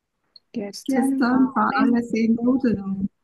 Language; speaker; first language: German; non-native, learner; Korean